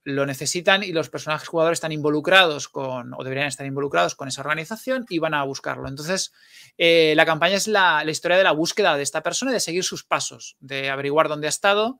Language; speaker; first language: Spanish; native; Spanish